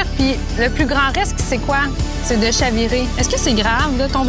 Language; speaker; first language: French; native; French